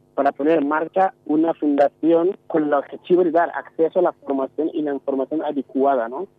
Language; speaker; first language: Spanish; non-native, fluent; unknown